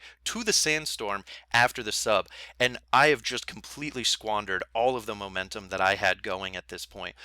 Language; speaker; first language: English; native; English